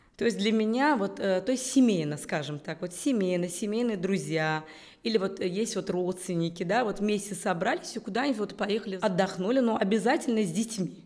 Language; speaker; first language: Russian; non-native, local second language; Uzbek